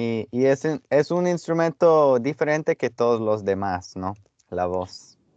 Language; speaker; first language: Spanish; non-native, fluent; English